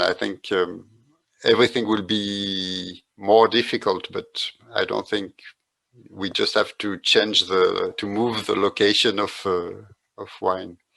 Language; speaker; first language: English; non-native, fluent; French